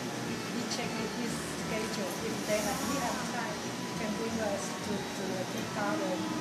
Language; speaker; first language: English; non-native, learner; Chinese